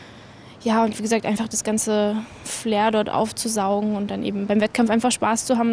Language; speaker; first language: German; native; German